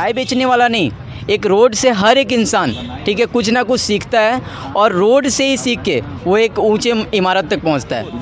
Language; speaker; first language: Hindi; native; Hindi